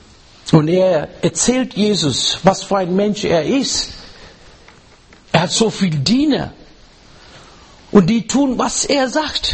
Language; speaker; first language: German; non-native, fluent; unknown